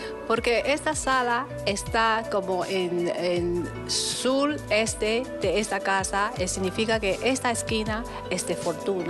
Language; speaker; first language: Spanish; non-native, learner; Chinese